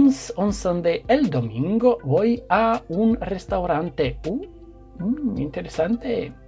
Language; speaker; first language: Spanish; non-native, fluent; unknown